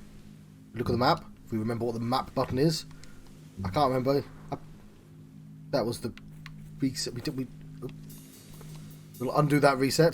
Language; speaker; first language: English; native; English